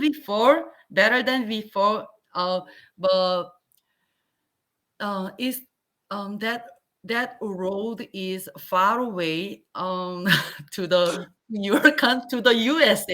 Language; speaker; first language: English; non-native, learner; Korean